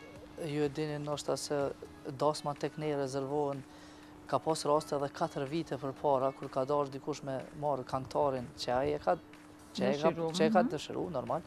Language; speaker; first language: Albanian; native; Albanian